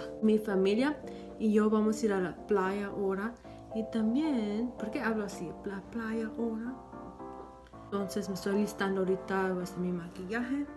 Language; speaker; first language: Spanish; early bilingual, heritage; Spanish